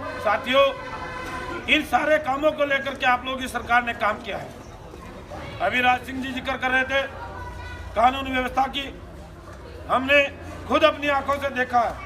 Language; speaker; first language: Hindi; native; Hindi